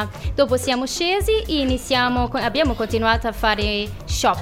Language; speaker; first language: Italian; non-native, learner; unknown